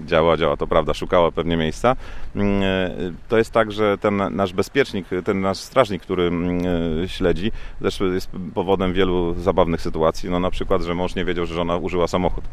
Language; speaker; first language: Polish; native; Polish